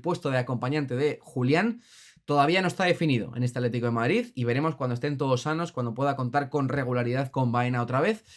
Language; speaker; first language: Spanish; native; Spanish